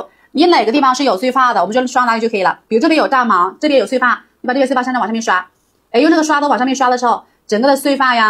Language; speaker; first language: Chinese; native; Chinese